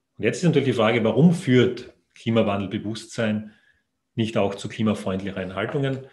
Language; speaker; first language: German; native; German